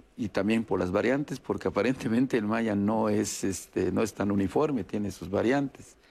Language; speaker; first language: Spanish; non-native, local second language; Yucateco